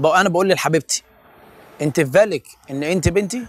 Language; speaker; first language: Arabic; native; Arabic